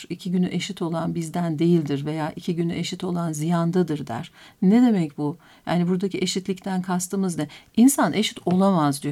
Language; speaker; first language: Turkish; native; Turkish